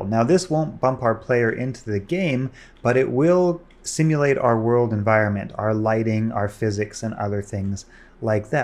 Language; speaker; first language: English; native; English